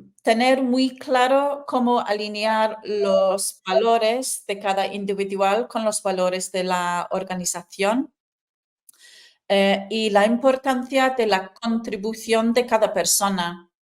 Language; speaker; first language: Spanish; non-native, fluent; English